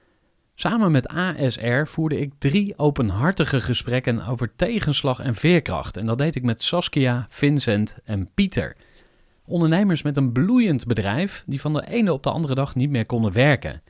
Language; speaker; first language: Dutch; native; Dutch